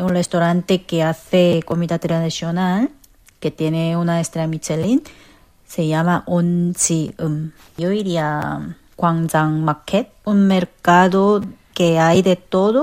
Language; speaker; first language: Spanish; non-native, local second language; Korean